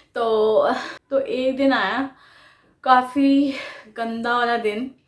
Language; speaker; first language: Hindi; non-native, local second language; Bangla